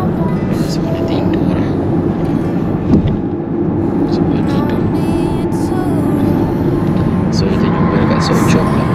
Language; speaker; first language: Malay; native; Malay